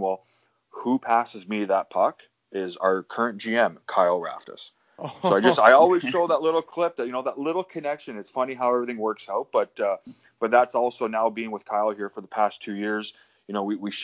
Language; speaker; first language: English; native; English